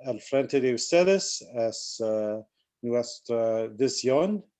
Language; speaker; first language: Spanish; non-native, learner; English